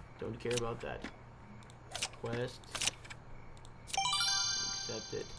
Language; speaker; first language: English; native; English